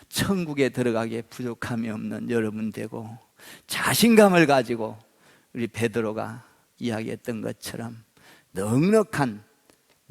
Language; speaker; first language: Korean; native; Korean